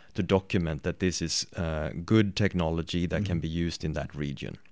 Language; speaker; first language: English; non-native, fluent; Swedish